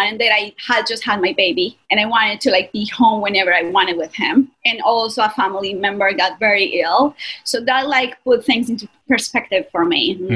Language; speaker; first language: English; non-native, fluent; Spanish